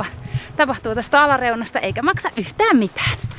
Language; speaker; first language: Finnish; native; Finnish